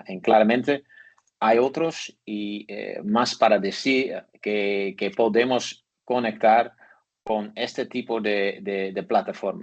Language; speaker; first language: Spanish; non-native, learner; Dutch